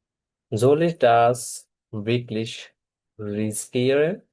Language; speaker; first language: German; non-native, fluent; Bangla